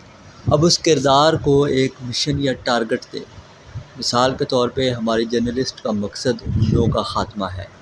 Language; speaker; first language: Urdu; native; Urdu